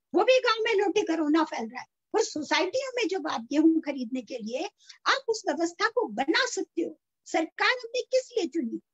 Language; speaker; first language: Hindi; native; Hindi